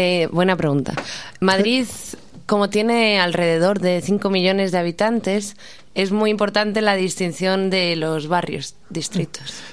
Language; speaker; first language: Spanish; native; Spanish